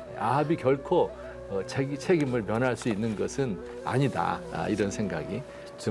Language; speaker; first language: Korean; native; Korean